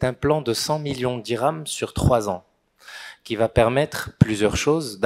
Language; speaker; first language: French; non-native, local second language; Arabic